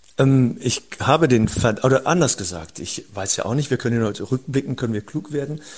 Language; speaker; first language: German; early bilingual, other home language; Turkish